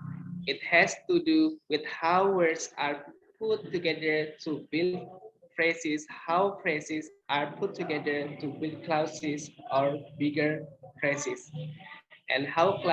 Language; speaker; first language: English; non-native, learner; Indonesian